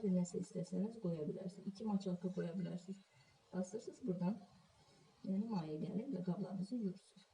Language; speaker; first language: Turkish; non-native, learner; Azerbaijani